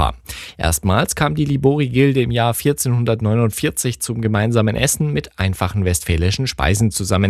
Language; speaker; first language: German; native; German